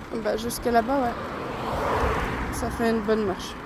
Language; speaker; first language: French; native; French